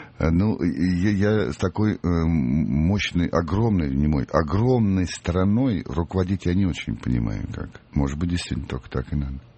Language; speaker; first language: Russian; native; Russian